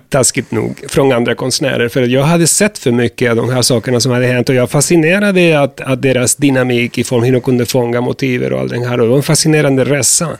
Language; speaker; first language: Swedish; non-native, fluent; Spanish